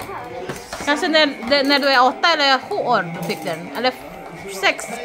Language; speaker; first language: Swedish; non-native, learner; Indonesian